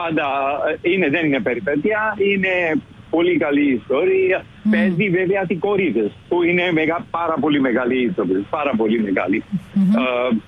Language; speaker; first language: Greek; non-native, fluent; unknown